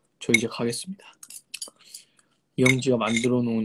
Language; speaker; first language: Korean; native; Korean